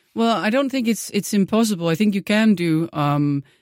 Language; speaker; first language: English; non-native, fluent; Danish